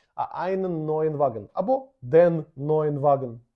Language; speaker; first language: German; non-native, fluent; Ukrainian